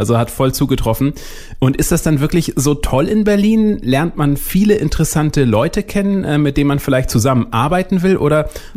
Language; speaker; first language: German; native; German